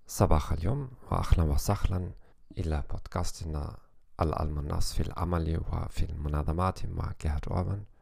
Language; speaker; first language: Arabic; non-native, learner; German